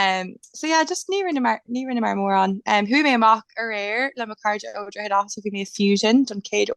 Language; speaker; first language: Irish; non-native, local second language; English